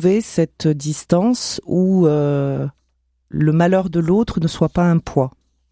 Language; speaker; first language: French; non-native, local second language; Somali